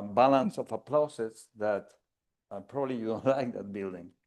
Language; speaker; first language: English; non-native, fluent; Spanish